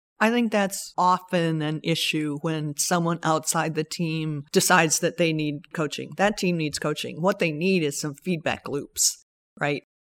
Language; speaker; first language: English; native; English